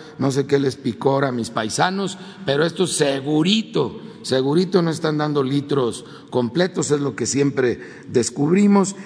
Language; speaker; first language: Spanish; native; Spanish